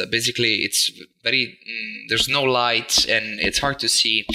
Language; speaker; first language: English; non-native, fluent; Italian